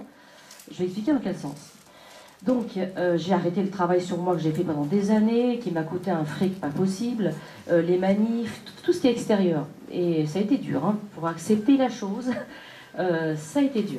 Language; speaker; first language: French; native; French